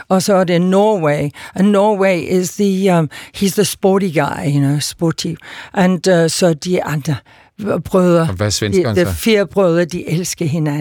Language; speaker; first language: Danish; non-native, fluent; English